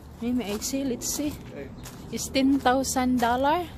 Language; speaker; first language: English; non-native, local second language; Cebuano